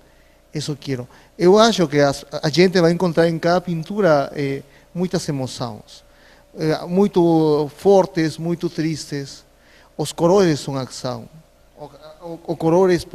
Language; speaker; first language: Portuguese; non-native, fluent; Spanish